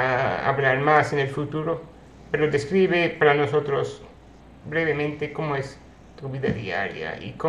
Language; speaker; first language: Spanish; non-native, fluent; English